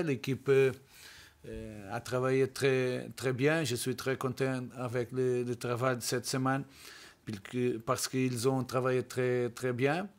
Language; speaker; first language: French; non-native, learner; Portuguese